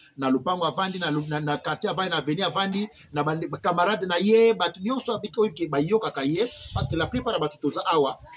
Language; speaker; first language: Lingala; native; Lingala